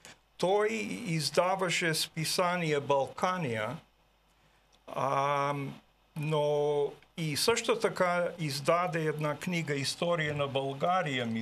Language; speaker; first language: Bulgarian; early bilingual, heritage; Bulgarian